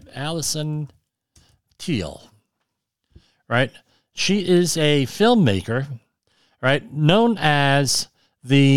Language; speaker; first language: English; native; English